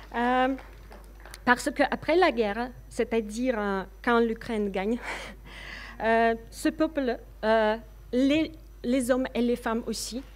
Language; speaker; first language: French; non-native, fluent; Russian